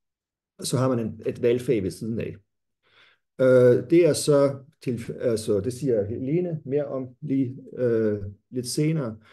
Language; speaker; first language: Danish; non-native, fluent; German